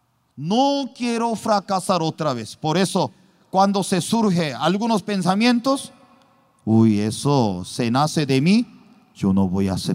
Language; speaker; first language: Spanish; non-native, learner; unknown